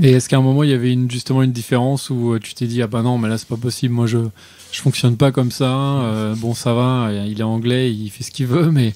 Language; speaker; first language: French; native; French